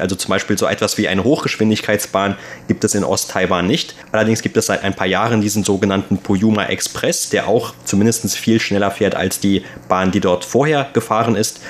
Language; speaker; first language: German; native; German